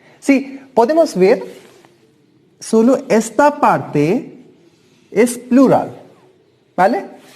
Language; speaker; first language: Spanish; non-native, learner; Hindi